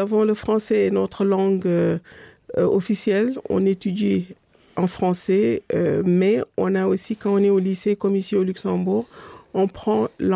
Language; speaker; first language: French; non-native, local second language; Wolof